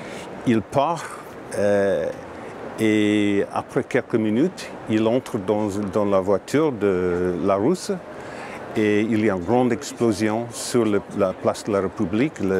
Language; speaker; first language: French; non-native, learner; English